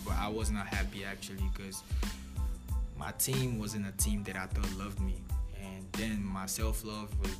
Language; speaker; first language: English; non-native, local second language; Igbo